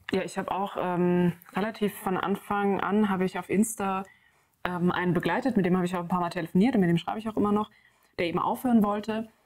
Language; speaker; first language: German; native; German